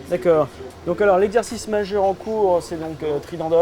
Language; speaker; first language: French; native; French